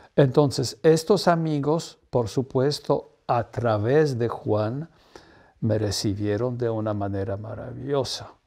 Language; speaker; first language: Spanish; non-native, fluent; Polish